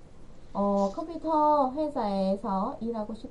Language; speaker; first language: Korean; non-native, fluent; Vietnamese